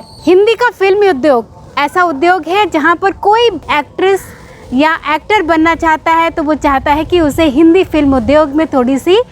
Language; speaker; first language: Hindi; native; Hindi